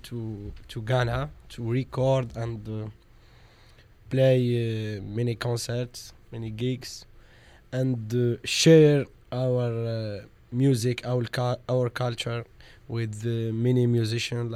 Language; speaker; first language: English; non-native, learner; Arabic